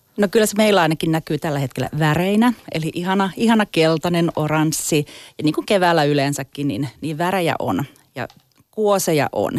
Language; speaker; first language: Finnish; native; Finnish